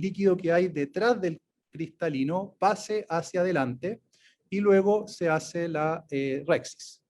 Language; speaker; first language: Spanish; native; Spanish